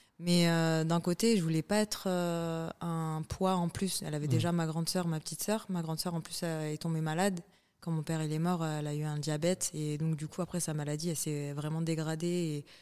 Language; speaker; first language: French; early bilingual, other home language; Arabic